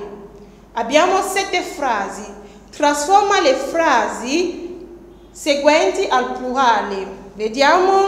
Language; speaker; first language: Italian; non-native, fluent; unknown